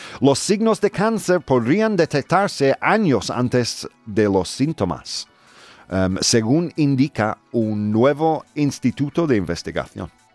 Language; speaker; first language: Spanish; non-native, fluent; English